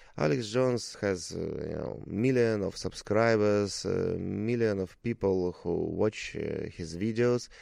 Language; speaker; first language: English; non-native, learner; Russian